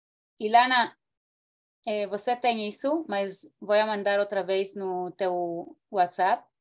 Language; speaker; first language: Portuguese; non-native, learner; Spanish